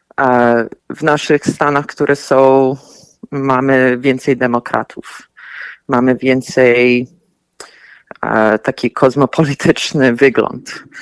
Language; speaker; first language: Polish; early bilingual, heritage; Polish